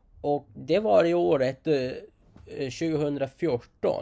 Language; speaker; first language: Swedish; non-native, fluent; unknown